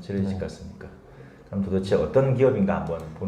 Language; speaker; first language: Korean; native; Korean